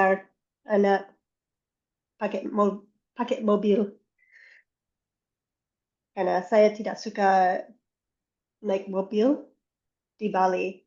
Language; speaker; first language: Indonesian; non-native, learner; English